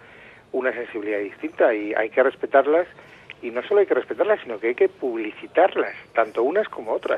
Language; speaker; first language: Spanish; native; Spanish